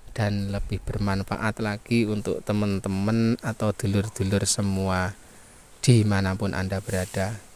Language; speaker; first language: Indonesian; non-native, local second language; Javanese